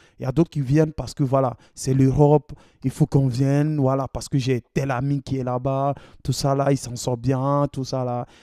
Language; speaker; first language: French; non-native, local second language; Dyula